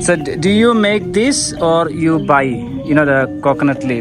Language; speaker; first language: English; non-native, local second language; Malayalam